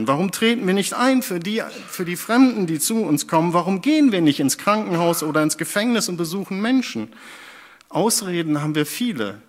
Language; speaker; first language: German; native; German